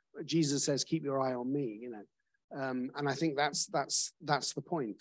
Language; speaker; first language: English; native; English